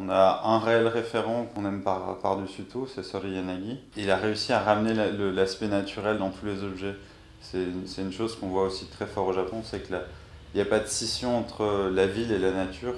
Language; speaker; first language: French; native; French